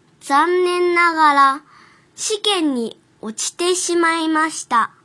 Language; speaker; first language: Japanese; non-native, fluent; Chinese